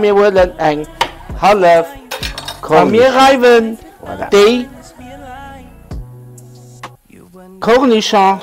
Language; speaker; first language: German; non-native, learner; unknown